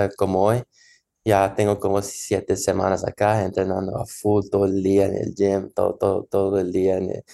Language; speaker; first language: Spanish; early bilingual, heritage; Spanish